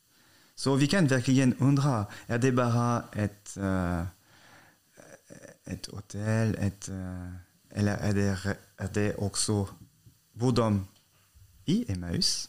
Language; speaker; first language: Swedish; non-native, fluent; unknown